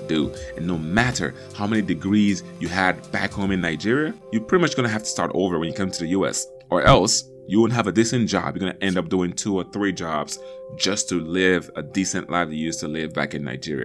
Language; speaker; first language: English; non-native, local second language; Igbo